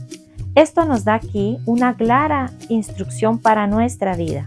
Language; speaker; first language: Spanish; native; Spanish